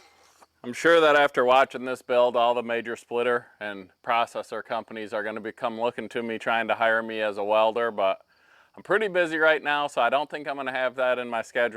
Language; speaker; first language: English; native; English